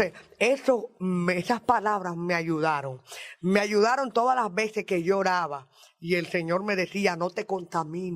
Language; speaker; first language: Spanish; native; Spanish